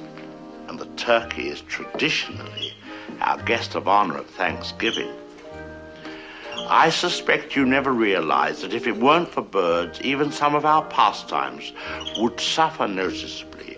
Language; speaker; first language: English; native; English